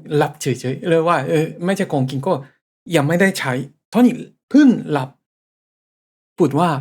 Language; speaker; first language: Thai; non-native, fluent; Japanese